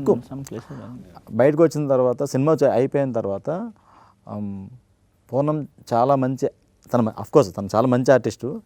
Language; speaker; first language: Telugu; native; Telugu